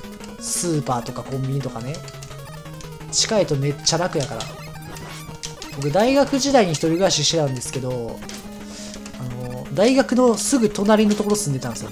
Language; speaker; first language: Japanese; native; Japanese